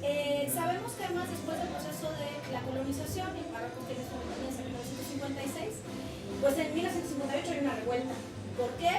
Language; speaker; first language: Spanish; native; Spanish